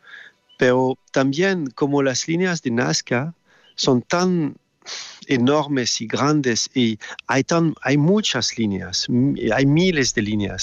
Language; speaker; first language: Spanish; non-native, fluent; French